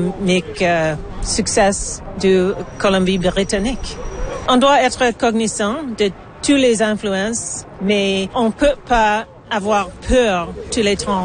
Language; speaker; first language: French; non-native, learner; English